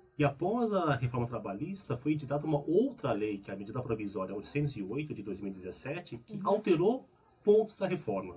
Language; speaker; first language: Portuguese; early bilingual, other home language; Korean